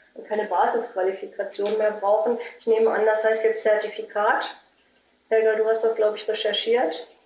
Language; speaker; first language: German; native; German